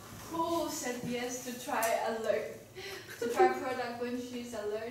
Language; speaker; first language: English; non-native, fluent; Chinese